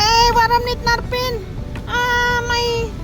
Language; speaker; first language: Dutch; non-native, learner; Indonesian